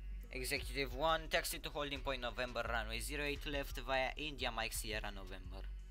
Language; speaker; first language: English; non-native, fluent; Romanian